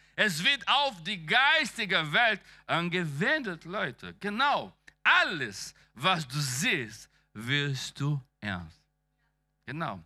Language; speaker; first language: German; non-native, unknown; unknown